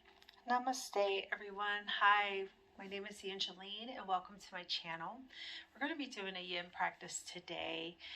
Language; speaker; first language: English; native; English